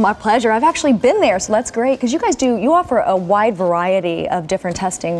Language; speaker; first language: English; native; English